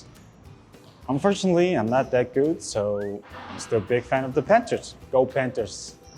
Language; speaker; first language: English; non-native, learner; Mongolian